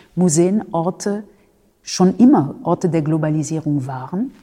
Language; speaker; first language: German; non-native, fluent; French